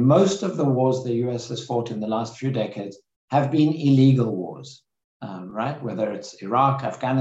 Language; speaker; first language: English; native; English